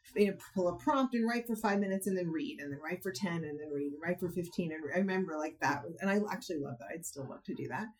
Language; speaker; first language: English; native; English